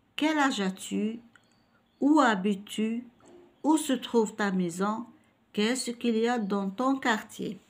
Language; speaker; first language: French; non-native, local second language; Arabic